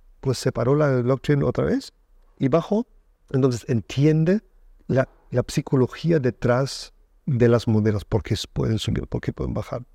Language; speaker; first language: Spanish; non-native, fluent; German